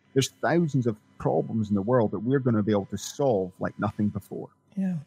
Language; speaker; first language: English; native; English